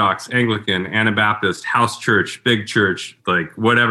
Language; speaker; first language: English; native; English